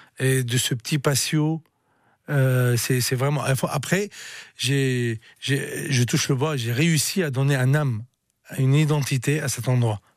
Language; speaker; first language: French; non-native, local second language; Arabic